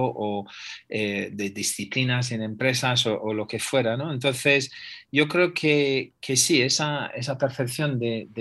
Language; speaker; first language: Spanish; non-native, fluent; English